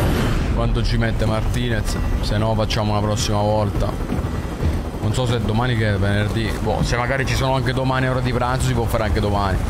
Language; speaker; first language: Italian; native; Italian